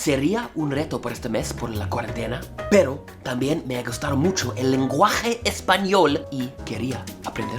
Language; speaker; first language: Spanish; non-native, fluent; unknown